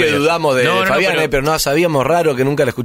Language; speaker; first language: Spanish; native; Spanish